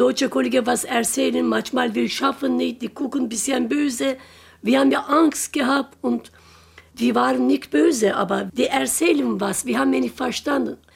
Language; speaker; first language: German; non-native, learner; Turkish